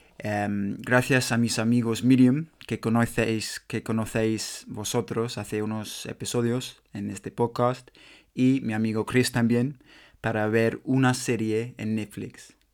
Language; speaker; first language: Spanish; non-native, learner; English